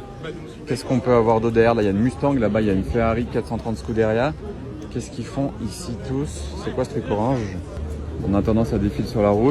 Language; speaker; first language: French; native; French